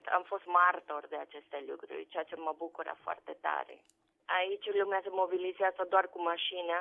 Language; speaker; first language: Romanian; non-native, fluent; Spanish